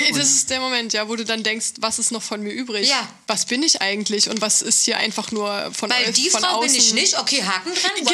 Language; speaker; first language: German; native; German